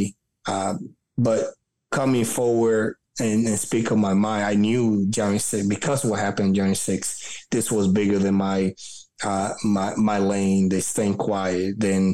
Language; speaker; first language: English; early bilingual, other home language; Spanish